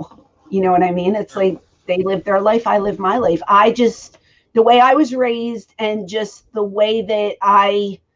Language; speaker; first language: English; native; English